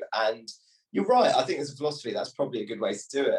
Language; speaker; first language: English; native; English